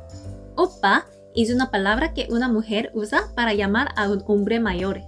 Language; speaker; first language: Spanish; non-native, fluent; Korean